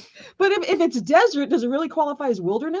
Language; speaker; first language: English; native; English